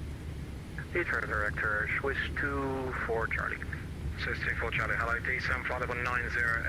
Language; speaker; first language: English; native; English